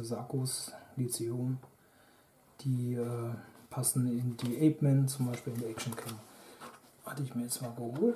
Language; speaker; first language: German; native; German